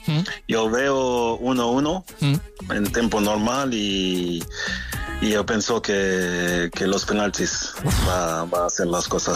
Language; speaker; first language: Spanish; non-native, fluent; French